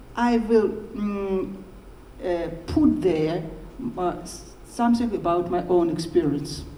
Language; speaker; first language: English; non-native, learner; Russian